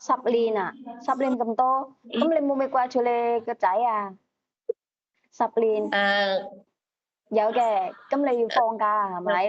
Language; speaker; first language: Cantonese; native; Cantonese